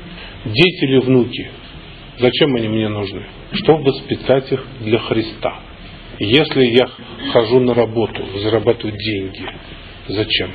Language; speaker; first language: Russian; native; Russian